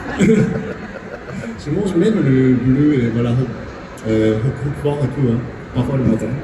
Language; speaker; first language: French; non-native, fluent; Japanese